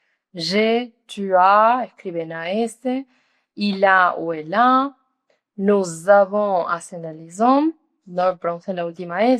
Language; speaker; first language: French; non-native, fluent; Spanish